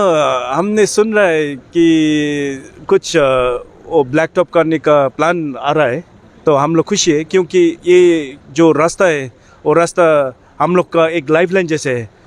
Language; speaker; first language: Hindi; non-native, fluent; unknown